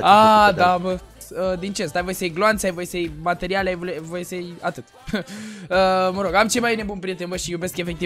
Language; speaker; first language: Romanian; native; Romanian